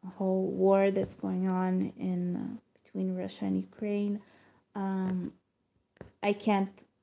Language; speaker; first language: English; non-native, fluent; Hebrew